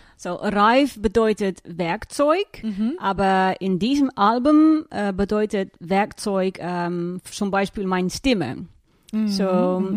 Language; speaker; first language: German; non-native, learner; Dutch